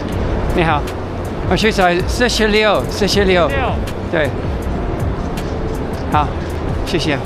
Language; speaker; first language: Chinese; non-native, learner; English